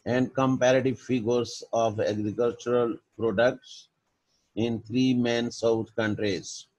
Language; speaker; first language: English; non-native, local second language; Urdu